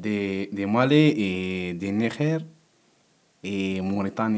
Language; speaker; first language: Spanish; non-native, learner; Berber languages